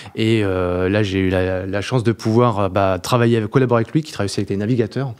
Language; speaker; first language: French; native; French